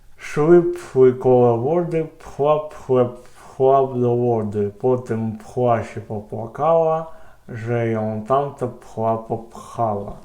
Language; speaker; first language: Polish; non-native, learner; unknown